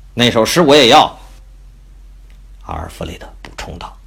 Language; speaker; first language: Chinese; native; Chinese